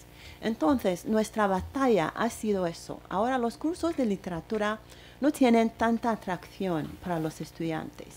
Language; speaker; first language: Spanish; non-native, fluent; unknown